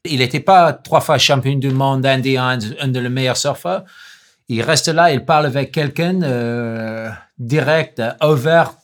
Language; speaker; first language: French; non-native, learner; English